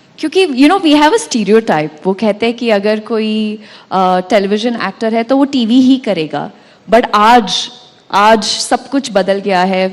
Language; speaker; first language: Hindi; non-native, local second language; Marathi